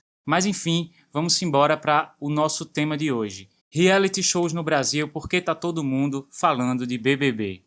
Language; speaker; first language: Portuguese; native; Portuguese